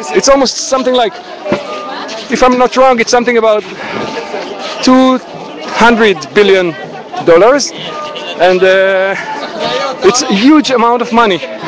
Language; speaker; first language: English; non-native, fluent; Hebrew